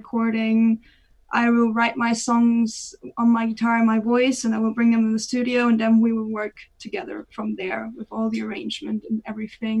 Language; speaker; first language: English; non-native, fluent; German